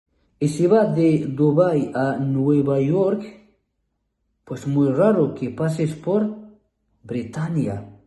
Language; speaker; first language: Spanish; non-native, fluent; Arabic